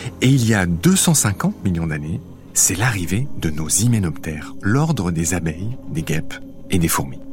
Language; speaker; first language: French; native; French